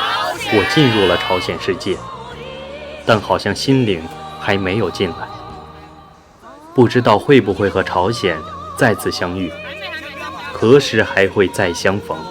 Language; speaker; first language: Chinese; native; Chinese